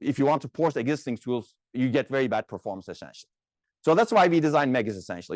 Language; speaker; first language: English; non-native, fluent; Turkish